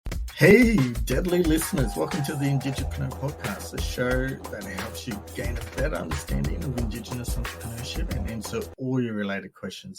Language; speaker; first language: English; native; English